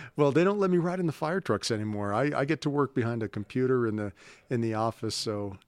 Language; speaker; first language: English; native; English